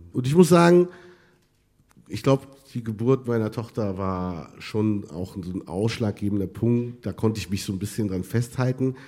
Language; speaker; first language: German; early bilingual, other home language; Arabic